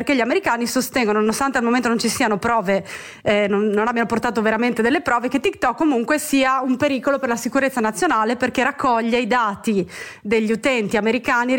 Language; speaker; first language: Italian; native; Italian